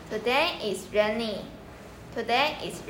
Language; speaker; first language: English; non-native, learner; Chinese